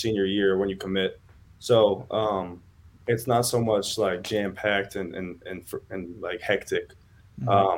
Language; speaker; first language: English; native; English